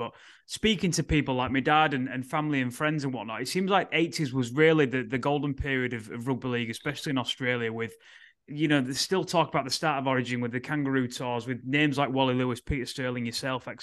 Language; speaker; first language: English; native; English